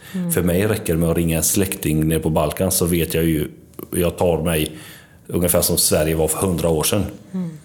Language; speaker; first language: Swedish; early bilingual, other home language; Albanian